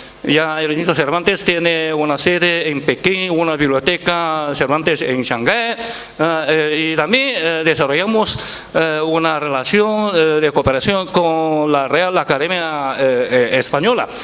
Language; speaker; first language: Spanish; non-native, fluent; Chinese